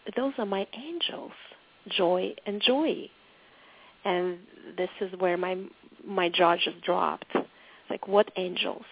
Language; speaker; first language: English; non-native, fluent; Russian